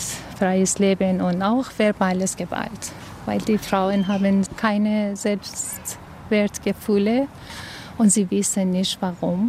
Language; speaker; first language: German; non-native, fluent; Persian